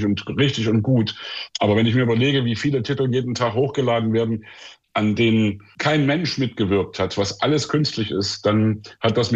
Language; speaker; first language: German; native; German